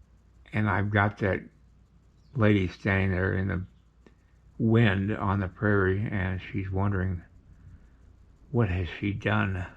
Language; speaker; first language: English; native; English